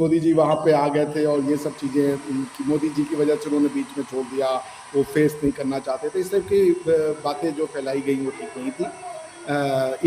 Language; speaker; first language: Hindi; native; Hindi